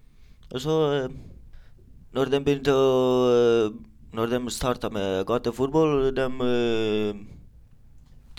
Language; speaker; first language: Norwegian; non-native, learner; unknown